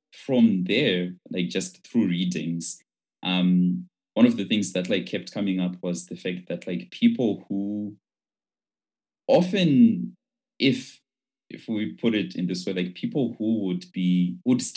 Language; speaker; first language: English; non-native, local second language; Shona